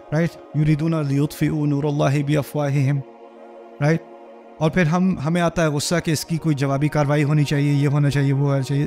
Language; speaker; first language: Urdu; early bilingual, heritage; Urdu